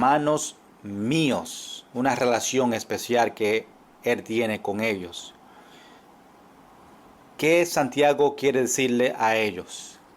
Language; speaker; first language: Spanish; non-native, fluent; English